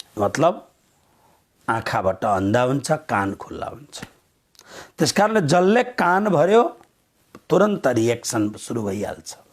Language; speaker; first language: Nepali; native; Nepali